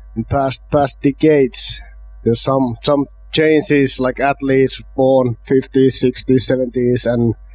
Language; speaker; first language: English; non-native, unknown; Finnish